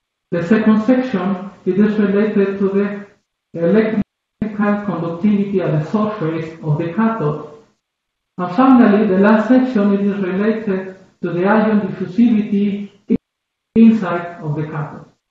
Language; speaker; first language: English; non-native, fluent; Spanish